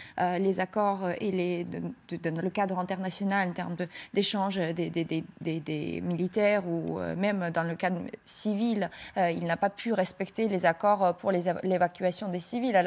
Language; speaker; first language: French; non-native, fluent; Ukrainian